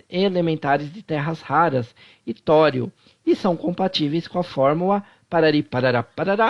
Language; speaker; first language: Portuguese; native; Portuguese